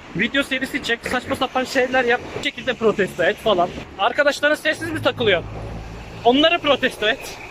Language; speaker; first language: Turkish; native; Turkish